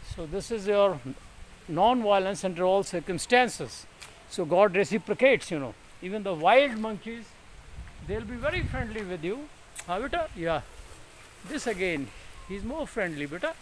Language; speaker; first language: English; non-native, local second language; Punjabi